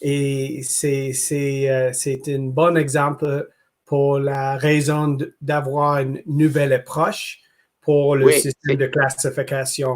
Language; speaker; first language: French; non-native, local second language; English